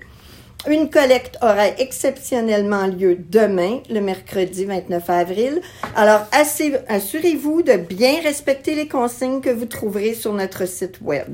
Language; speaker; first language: French; native; French